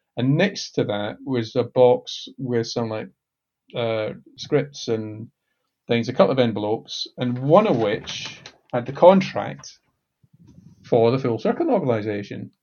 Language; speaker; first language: English; native; English